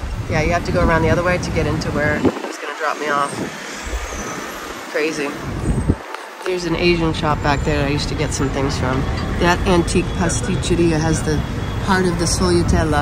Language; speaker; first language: English; native; English